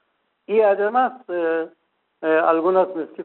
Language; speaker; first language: Spanish; non-native, fluent; Persian